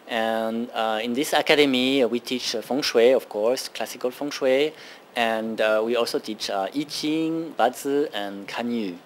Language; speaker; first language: English; non-native, fluent; French